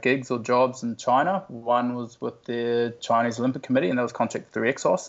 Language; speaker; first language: English; native; English